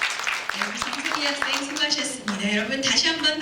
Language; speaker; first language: Korean; native; Korean